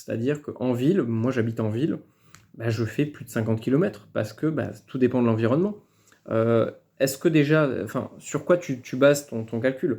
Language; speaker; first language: French; native; French